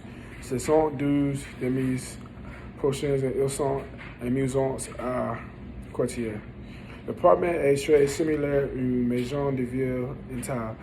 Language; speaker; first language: French; non-native, learner; English